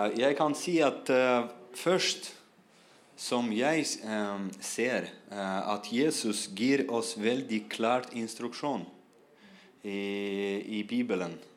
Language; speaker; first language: Norwegian; non-native, learner; Russian